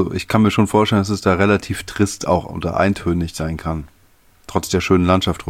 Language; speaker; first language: German; native; German